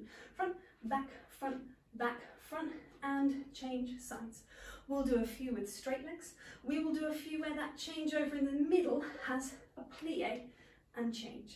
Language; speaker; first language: English; native; English